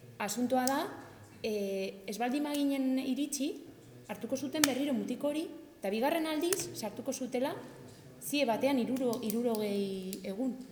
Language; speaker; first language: Basque; non-native, local second language; Spanish